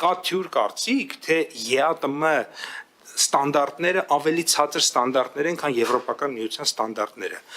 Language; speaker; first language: Armenian; native; Armenian